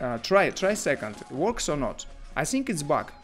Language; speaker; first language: English; non-native, learner; Russian